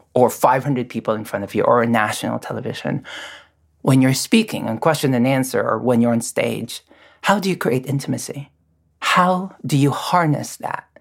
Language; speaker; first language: English; non-native, local second language; Filipino